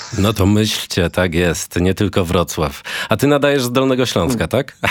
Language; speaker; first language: Polish; native; Polish